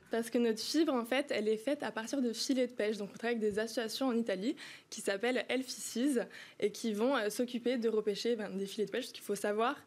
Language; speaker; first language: French; native; French